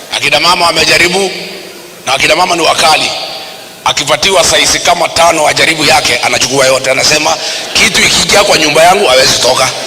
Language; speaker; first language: Swahili; non-native, local second language; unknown